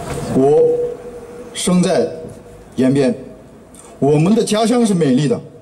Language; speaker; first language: Chinese; non-native, local second language; Korean